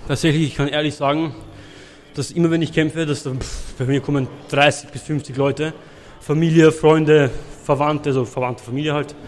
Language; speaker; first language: German; native; German